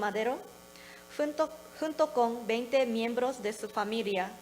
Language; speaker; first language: Spanish; non-native, learner; Japanese